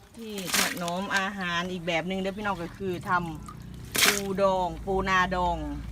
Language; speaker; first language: Thai; native; Thai